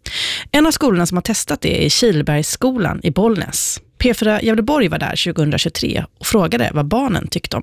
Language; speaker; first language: Swedish; native; Swedish